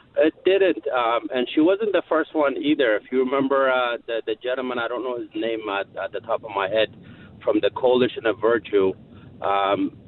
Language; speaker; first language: English; non-native, fluent; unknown